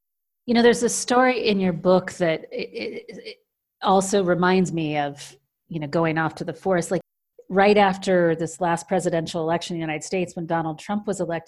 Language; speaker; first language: English; native; English